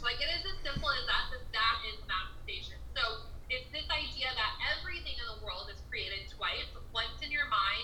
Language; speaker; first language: English; native; English